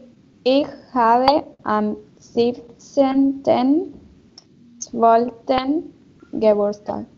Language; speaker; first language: German; non-native, learner; Spanish